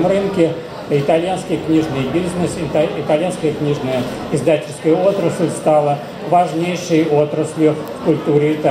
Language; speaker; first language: Russian; native; Russian